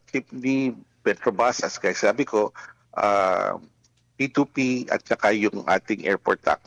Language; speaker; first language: Filipino; native; Filipino